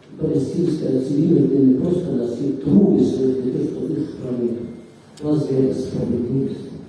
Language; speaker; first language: Russian; non-native, fluent; Arabic